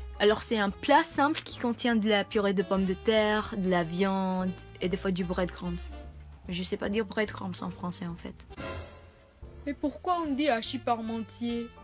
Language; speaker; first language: French; non-native, learner; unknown